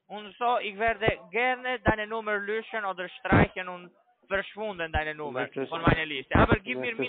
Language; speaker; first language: German; non-native, learner; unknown